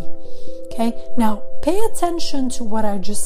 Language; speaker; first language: English; non-native, fluent; Serbian